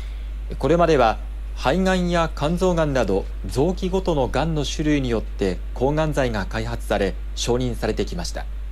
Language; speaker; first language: Japanese; native; Japanese